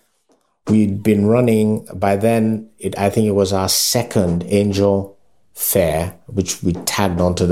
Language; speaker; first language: English; non-native, local second language; Yoruba